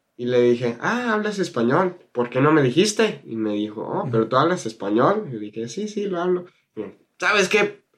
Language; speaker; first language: Spanish; non-native, fluent; English